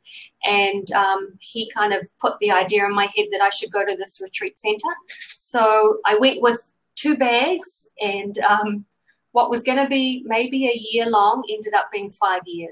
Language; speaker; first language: English; native; English